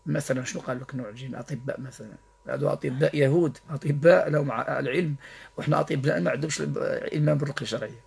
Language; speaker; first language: Arabic; native; Arabic